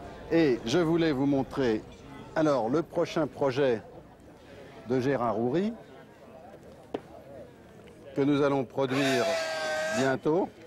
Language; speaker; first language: French; native; French